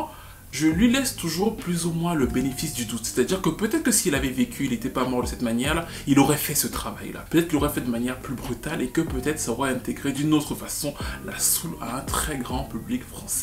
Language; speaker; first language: French; native; French